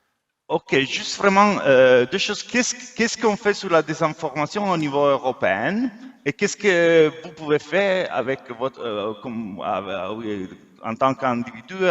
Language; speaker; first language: French; non-native, fluent; Italian